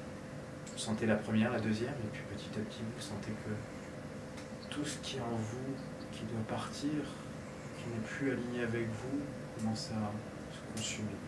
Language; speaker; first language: French; native; French